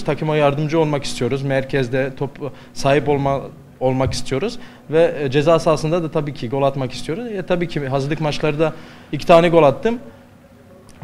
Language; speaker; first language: Turkish; early bilingual, heritage; Turkish